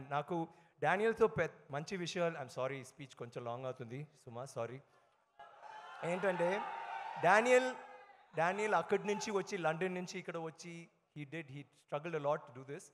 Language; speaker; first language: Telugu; non-native, learner; Tamil